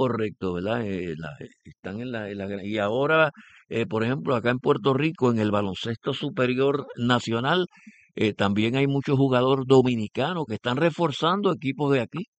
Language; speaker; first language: Spanish; native; Spanish